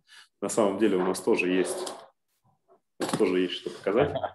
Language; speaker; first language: Russian; native; Russian